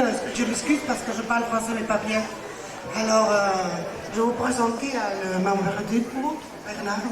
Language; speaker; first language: French; non-native, learner; Spanish